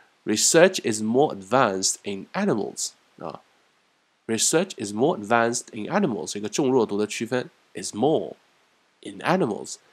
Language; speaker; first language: English; non-native, fluent; Chinese